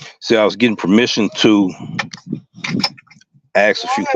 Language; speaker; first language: English; native; English